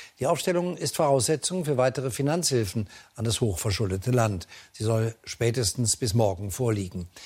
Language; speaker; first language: German; native; German